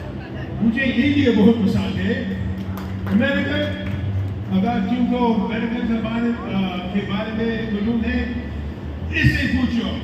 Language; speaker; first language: Hindi; non-native, learner; English